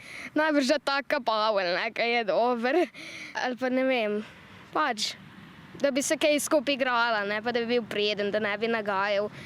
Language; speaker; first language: Slovenian; non-native, local second language; German